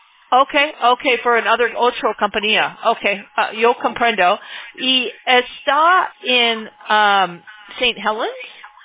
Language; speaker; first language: Spanish; non-native, learner; English